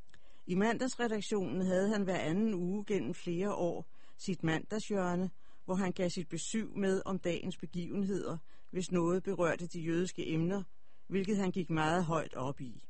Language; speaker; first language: Danish; native; Danish